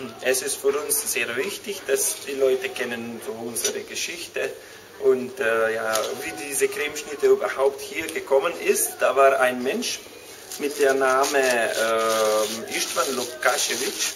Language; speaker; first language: German; non-native, fluent; Slovenian